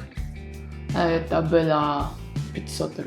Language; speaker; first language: Russian; non-native, learner; Japanese